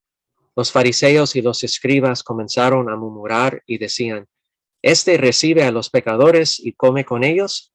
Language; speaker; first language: Spanish; non-native, fluent; English